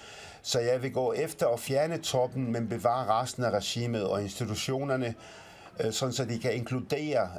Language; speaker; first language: Danish; early bilingual, other home language; Arabic